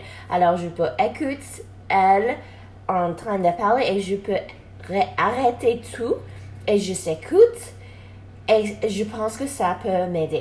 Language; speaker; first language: French; non-native, learner; English